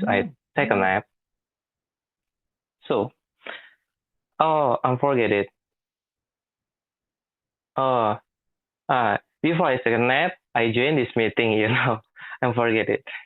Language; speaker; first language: English; non-native, learner; Indonesian